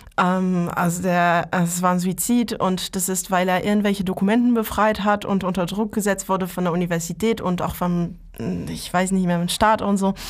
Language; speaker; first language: German; non-native, fluent; French